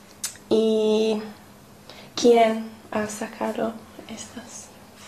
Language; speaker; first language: Spanish; non-native, learner; English